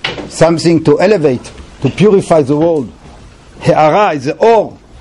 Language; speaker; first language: English; non-native, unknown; Hebrew